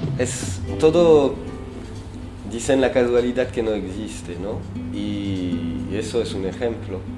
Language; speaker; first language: Spanish; non-native, fluent; French